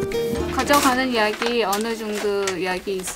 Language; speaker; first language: Korean; early bilingual, other home language; Khmer